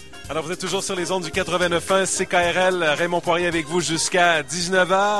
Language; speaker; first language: French; native; French